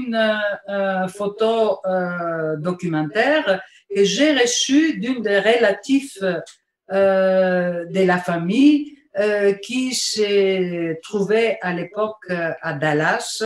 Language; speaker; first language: French; non-native, fluent; Bulgarian